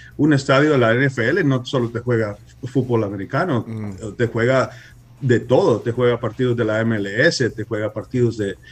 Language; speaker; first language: Spanish; early bilingual, heritage; Spanish